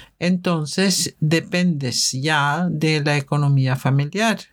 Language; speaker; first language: Spanish; non-native, fluent; Norwegian